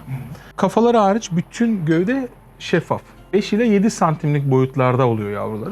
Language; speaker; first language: Turkish; native; Turkish